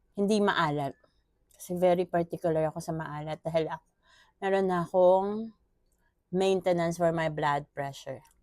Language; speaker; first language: Filipino; native; Filipino